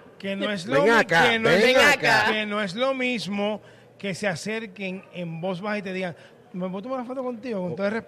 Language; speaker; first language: Spanish; native; Spanish